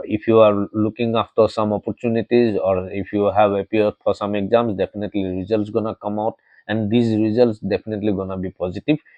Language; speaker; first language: English; non-native, local second language; Assamese